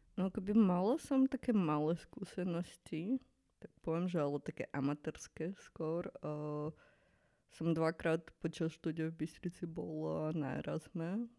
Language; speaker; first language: Slovak; non-native, fluent; Ukrainian